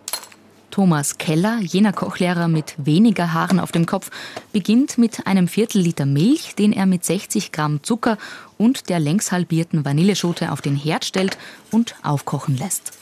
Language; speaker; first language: German; native; German